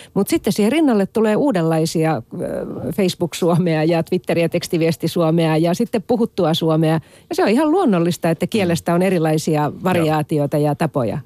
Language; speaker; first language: Finnish; native; Finnish